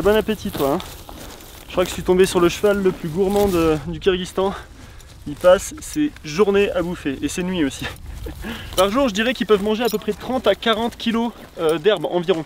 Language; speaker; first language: French; native; French